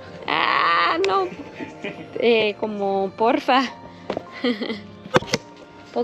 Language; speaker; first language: Spanish; non-native, learner; English